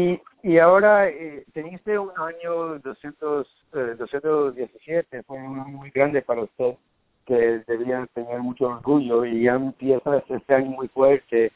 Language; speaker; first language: Spanish; non-native, learner; English